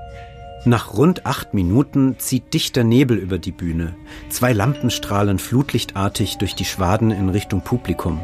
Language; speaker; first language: German; native; German